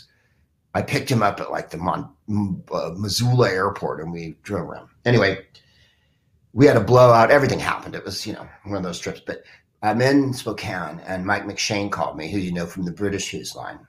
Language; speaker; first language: English; native; English